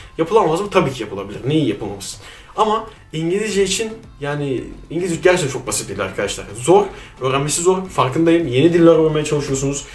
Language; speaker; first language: Turkish; native; Turkish